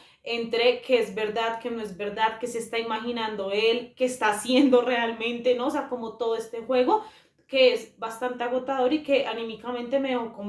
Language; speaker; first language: Spanish; native; Spanish